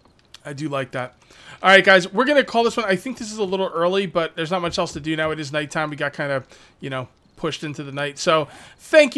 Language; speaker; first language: English; native; English